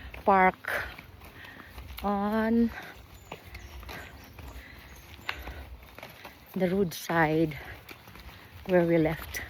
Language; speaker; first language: English; non-native, local second language; Cebuano